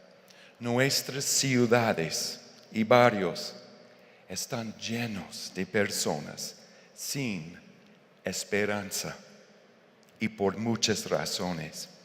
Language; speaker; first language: Spanish; non-native, fluent; English